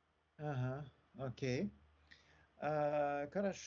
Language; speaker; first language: Russian; non-native, learner; French